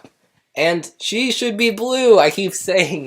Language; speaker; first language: English; native; English